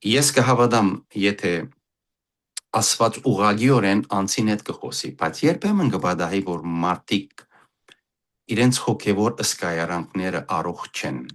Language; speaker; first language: Armenian; early bilingual, heritage; Armenian